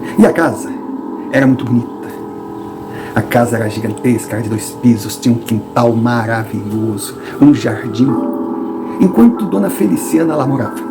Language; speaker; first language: Portuguese; non-native, fluent; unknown